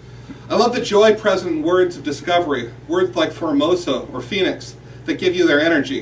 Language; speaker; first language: English; native; English